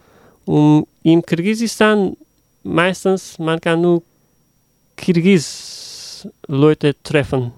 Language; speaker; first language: German; non-native, learner; Uzbek